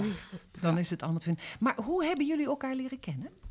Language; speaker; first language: Dutch; native; Dutch